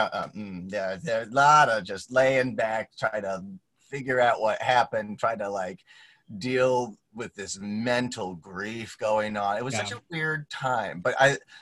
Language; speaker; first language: English; native; English